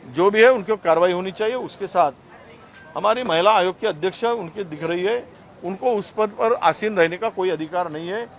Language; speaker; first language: Hindi; non-native, local second language; Marathi